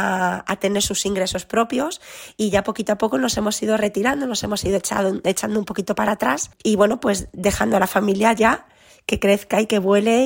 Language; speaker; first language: Spanish; native; Spanish